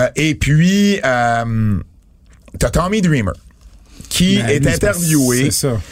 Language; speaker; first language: French; native; French